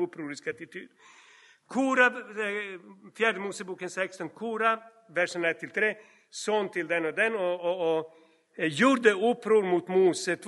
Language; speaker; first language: Swedish; non-native, fluent; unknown